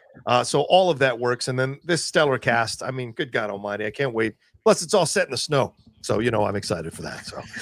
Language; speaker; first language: English; native; English